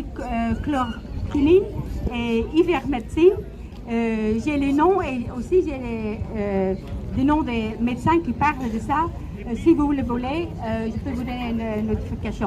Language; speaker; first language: French; non-native, learner; Dutch